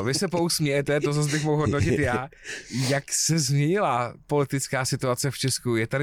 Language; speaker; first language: Czech; native; Czech